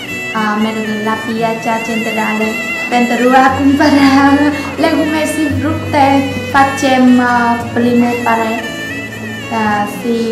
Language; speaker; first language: Romanian; non-native, learner; Vietnamese